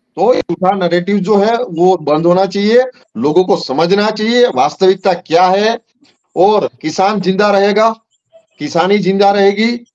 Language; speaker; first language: Hindi; non-native, local second language; Gujarati